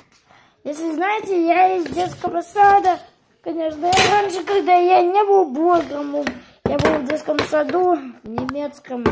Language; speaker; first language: Russian; early bilingual, heritage; Russian